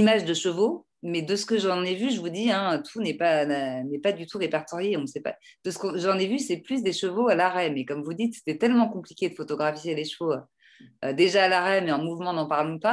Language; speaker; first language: French; native; French